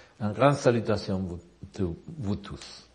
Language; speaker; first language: French; non-native, learner; Spanish